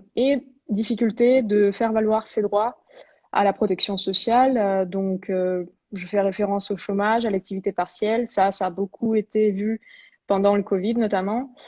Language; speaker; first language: French; non-native, fluent; Russian